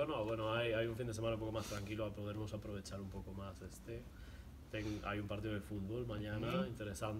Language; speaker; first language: Spanish; native; Spanish